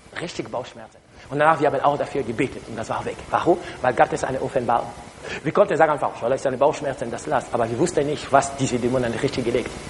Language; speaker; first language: German; non-native, learner; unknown